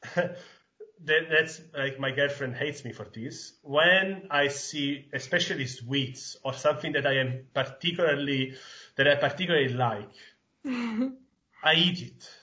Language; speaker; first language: English; non-native, fluent; Italian